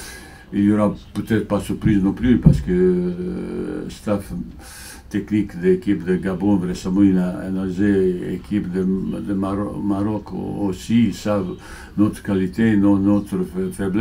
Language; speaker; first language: French; non-native, fluent; Bosnian